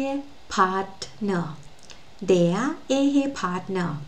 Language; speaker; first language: German; non-native, fluent; Thai